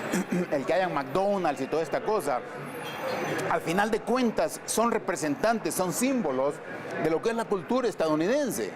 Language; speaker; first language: Spanish; native; Spanish